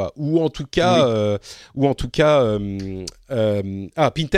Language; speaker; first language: French; native; French